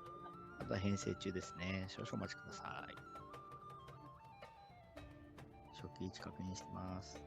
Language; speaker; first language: Japanese; native; Japanese